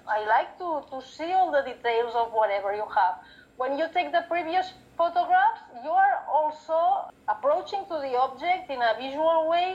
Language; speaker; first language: English; non-native, fluent; Catalan